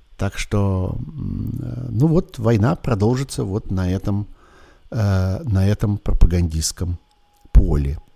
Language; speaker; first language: Russian; native; Russian